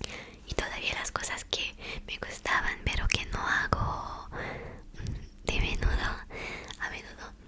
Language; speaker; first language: Spanish; non-native, fluent; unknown